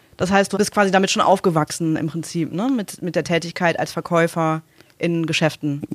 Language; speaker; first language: German; native; German